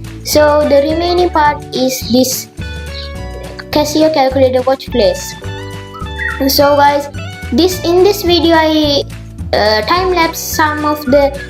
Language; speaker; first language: English; non-native, local second language; Sinhala